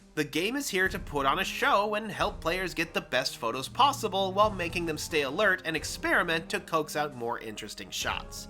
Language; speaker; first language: English; native; English